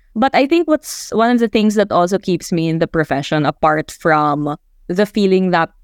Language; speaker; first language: English; non-native, local second language; Chavacano